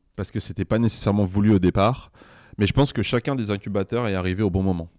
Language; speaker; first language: French; native; French